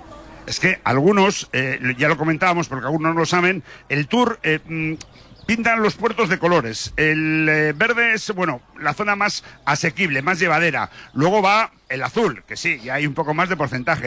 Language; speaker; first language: Spanish; native; Spanish